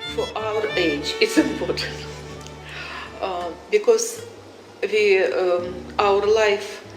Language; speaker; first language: English; non-native, learner; Russian